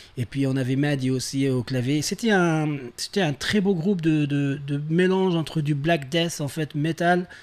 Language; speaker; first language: French; non-native, local second language; Arabic